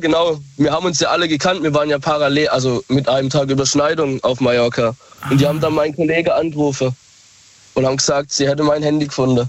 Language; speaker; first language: German; native; German